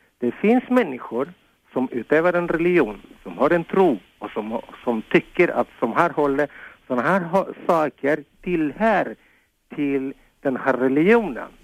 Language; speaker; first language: Swedish; non-native, fluent; Spanish